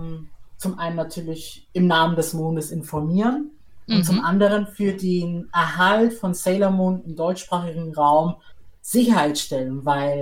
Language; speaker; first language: German; native; German